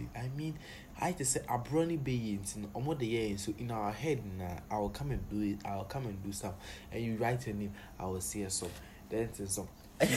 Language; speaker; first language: English; non-native, local second language; Akan